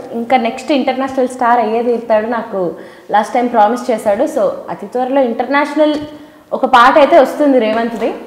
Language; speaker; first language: Telugu; native; Telugu